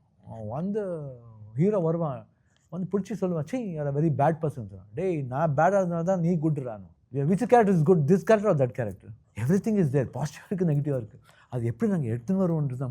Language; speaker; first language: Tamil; non-native, local second language; Kannada